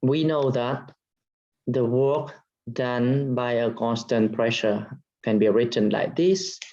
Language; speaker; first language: English; non-native, fluent; Vietnamese